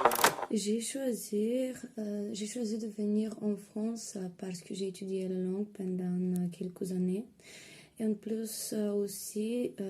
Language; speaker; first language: French; non-native, fluent; Bulgarian